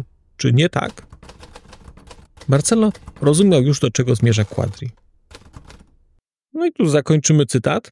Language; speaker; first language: Polish; native; Polish